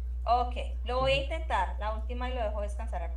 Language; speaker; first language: Spanish; native; Spanish